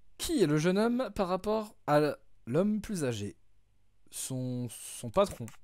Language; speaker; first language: French; native; French